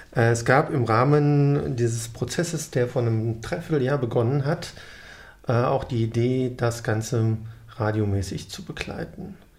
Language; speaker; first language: German; native; German